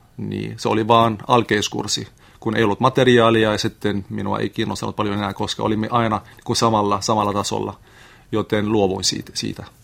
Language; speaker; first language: Finnish; non-native, fluent; Arabic